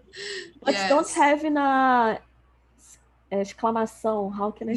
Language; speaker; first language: English; non-native, learner; Portuguese